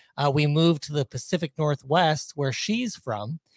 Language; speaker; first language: English; native; English